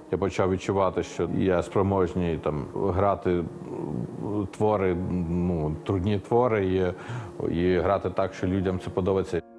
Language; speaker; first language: Ukrainian; early bilingual, heritage; Finnish